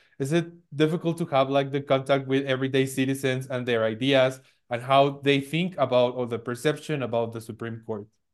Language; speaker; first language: English; non-native, fluent; Spanish